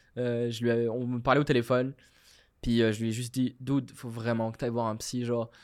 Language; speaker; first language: French; non-native, local second language; Arabic